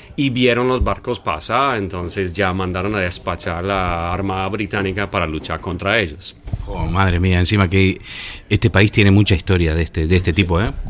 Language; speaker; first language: Spanish; non-native, fluent; English